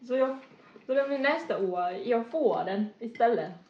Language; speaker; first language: Swedish; non-native, learner; Vietnamese